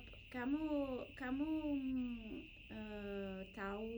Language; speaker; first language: Indonesian; non-native, learner; English